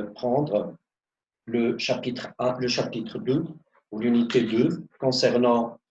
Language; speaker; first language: French; non-native, local second language; Arabic